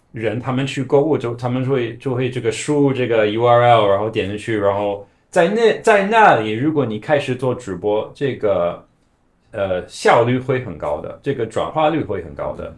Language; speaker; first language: Chinese; non-native, fluent; English